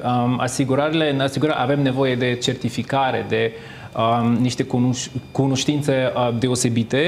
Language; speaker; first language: Romanian; non-native, fluent; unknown